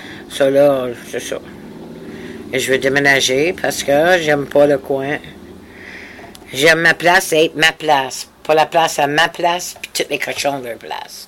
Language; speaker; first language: French; early bilingual, heritage; French